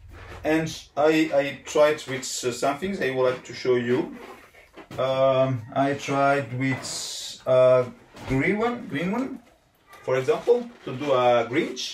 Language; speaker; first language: English; non-native, learner; Italian